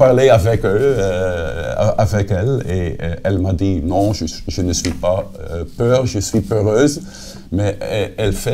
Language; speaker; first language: French; non-native, fluent; Dutch